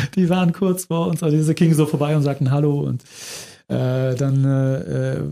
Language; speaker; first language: German; native; German